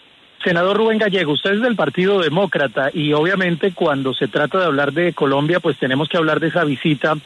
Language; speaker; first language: Spanish; native; Spanish